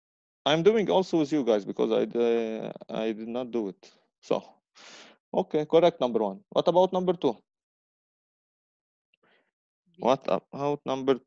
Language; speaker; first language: English; non-native, fluent; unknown